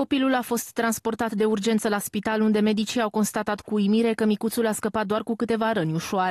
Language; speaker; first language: Romanian; native; Romanian